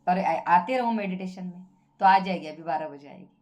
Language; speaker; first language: Hindi; non-native, local second language; Marathi